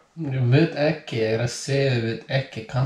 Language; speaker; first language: Icelandic; non-native, learner; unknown